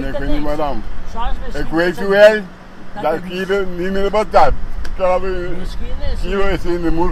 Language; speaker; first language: Dutch; non-native, local second language; Papiamento